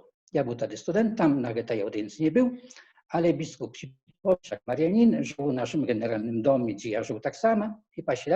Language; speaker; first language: Polish; non-native, learner; Belarusian